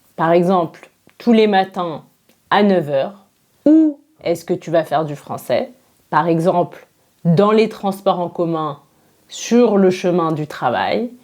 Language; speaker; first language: French; native; French